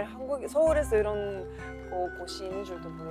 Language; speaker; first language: Korean; non-native, fluent; Russian